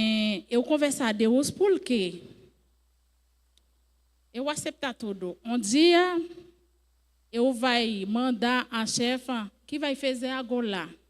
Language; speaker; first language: Portuguese; non-native, learner; French